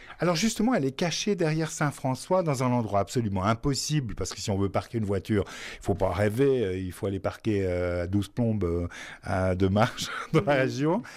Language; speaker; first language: French; native; French